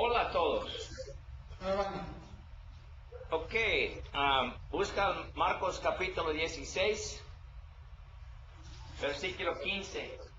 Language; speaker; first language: Spanish; non-native, learner; English